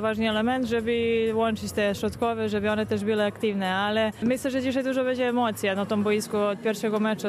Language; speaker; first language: Polish; non-native, fluent; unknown